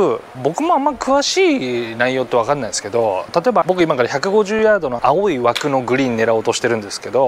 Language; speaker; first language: Japanese; native; Japanese